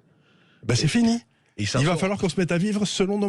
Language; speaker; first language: French; native; French